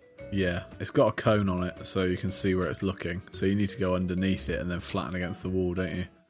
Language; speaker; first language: English; native; English